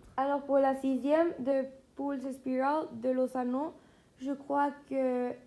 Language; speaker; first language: French; non-native, fluent; Spanish